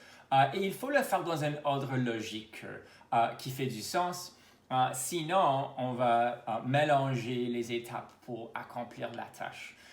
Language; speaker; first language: French; non-native, local second language; English